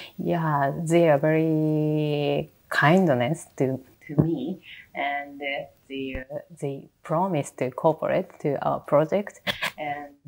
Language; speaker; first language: English; non-native, learner; Japanese